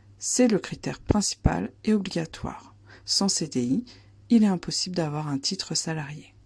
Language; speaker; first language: French; native; French